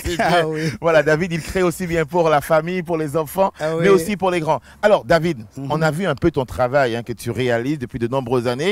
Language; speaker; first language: French; native; French